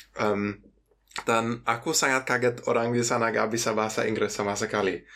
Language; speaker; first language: Indonesian; non-native, fluent; German